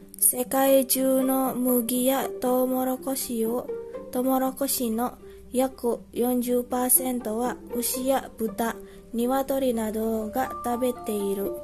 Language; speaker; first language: Japanese; non-native, learner; Indonesian